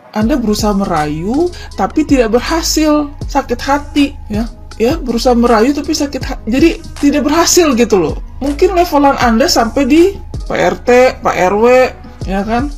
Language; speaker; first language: Indonesian; native; Indonesian